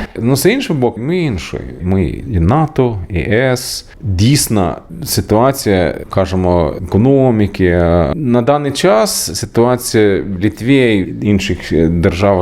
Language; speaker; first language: Ukrainian; non-native, learner; Swedish